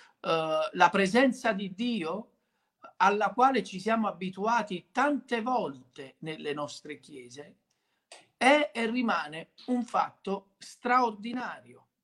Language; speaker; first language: Italian; native; Italian